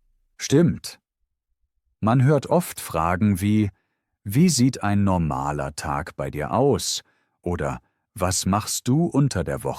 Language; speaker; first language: German; native; German